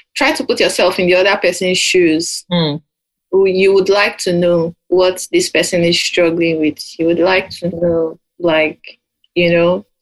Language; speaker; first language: English; non-native, local second language; Yoruba